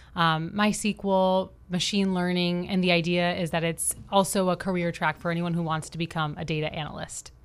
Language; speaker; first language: English; native; English